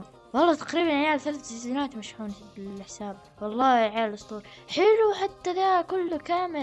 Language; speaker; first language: Arabic; native; Arabic